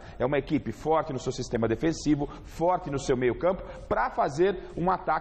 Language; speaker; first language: Portuguese; native; Portuguese